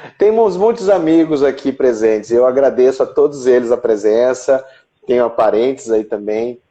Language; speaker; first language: Portuguese; native; Portuguese